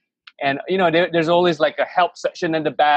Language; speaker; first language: English; non-native, local second language; Malay